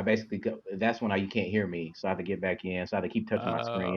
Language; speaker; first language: English; native; English